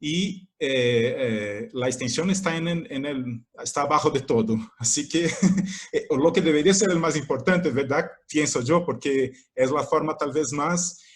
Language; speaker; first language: Spanish; non-native, fluent; Portuguese